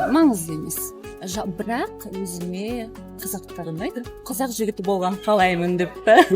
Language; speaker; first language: Kazakh; non-native, local second language; Russian